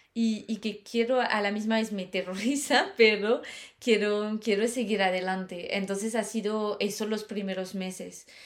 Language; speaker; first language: Spanish; non-native, fluent; French